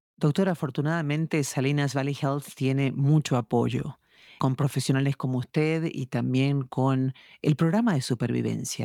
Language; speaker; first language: Spanish; native; Spanish